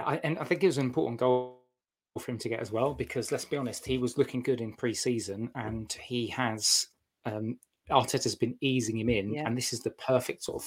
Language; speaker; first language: English; native; English